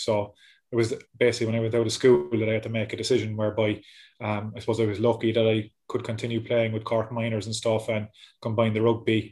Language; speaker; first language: English; native; English